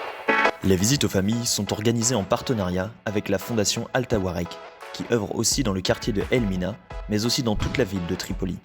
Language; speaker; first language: French; native; French